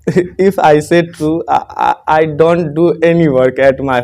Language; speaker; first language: English; non-native, learner; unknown